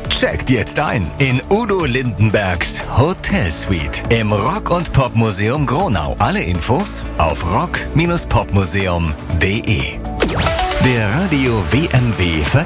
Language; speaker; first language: German; native; German